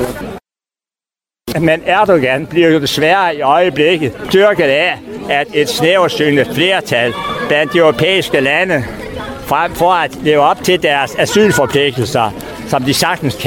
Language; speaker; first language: Danish; native; Danish